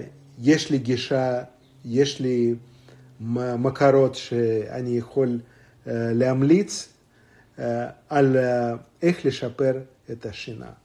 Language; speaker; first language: Hebrew; non-native, fluent; Russian